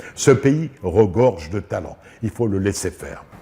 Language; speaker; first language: French; non-native, local second language; Arabic